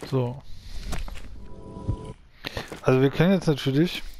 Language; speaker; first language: German; native; German